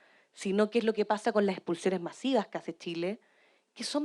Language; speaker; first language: Spanish; native; Spanish